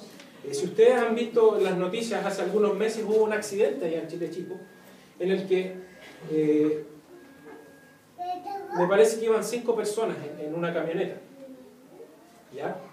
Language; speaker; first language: Spanish; native; Spanish